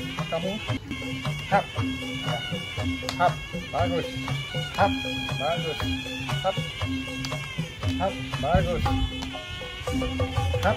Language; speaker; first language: Indonesian; non-native, learner; Dutch